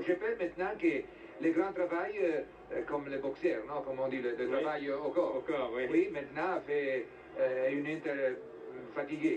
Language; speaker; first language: French; non-native, fluent; Italian